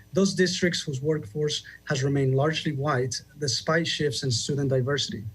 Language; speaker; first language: English; early bilingual, other home language; Spanish